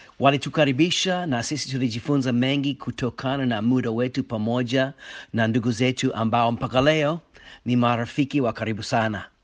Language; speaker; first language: Swahili; non-native, fluent; English